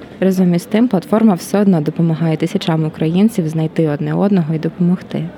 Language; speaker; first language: Ukrainian; native; Ukrainian